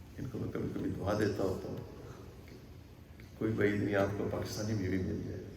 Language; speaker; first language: Urdu; non-native, local second language; Punjabi